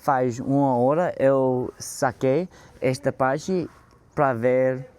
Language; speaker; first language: Portuguese; non-native, learner; English